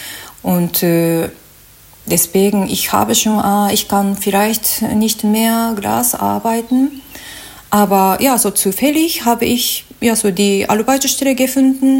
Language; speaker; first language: German; non-native, learner; Japanese